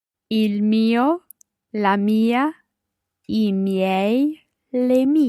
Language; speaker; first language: Italian; non-native, learner; English